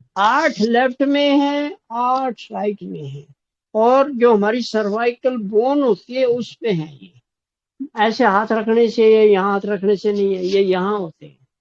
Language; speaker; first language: Hindi; non-native, local second language; Marathi